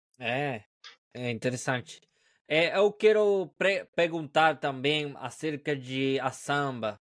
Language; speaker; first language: Portuguese; non-native, learner; Spanish